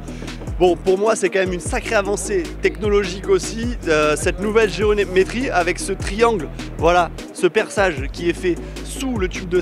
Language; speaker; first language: French; native; French